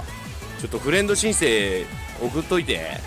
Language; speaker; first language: Japanese; native; Japanese